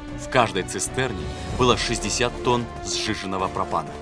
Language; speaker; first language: Russian; native; Russian